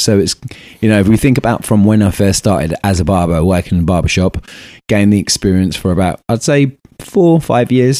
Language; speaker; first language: English; native; English